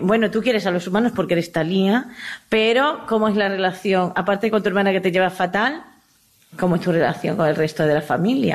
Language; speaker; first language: Spanish; native; Spanish